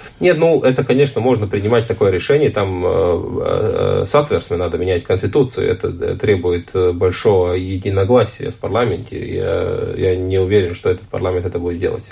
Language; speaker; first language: Russian; non-native, local second language; Latvian